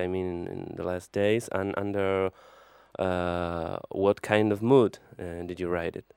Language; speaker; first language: English; non-native, fluent; Spanish